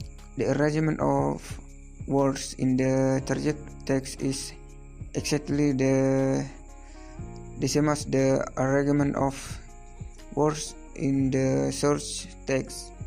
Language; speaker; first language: English; non-native, learner; Indonesian